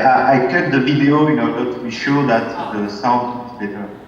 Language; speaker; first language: English; non-native, fluent; French